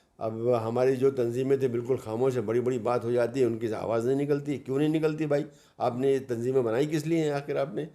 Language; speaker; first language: Urdu; native; Urdu